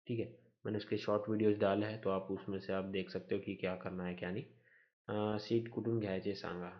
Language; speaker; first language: Hindi; non-native, local second language; Marathi